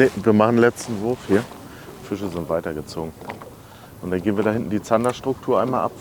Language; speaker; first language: German; native; German